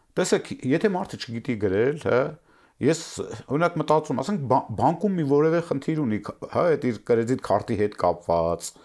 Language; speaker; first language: Armenian; native; Armenian